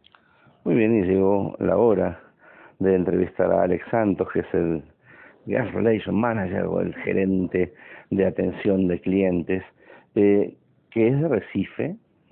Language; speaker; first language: Spanish; native; Spanish